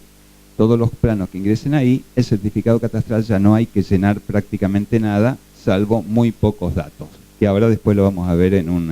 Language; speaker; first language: Spanish; native; Spanish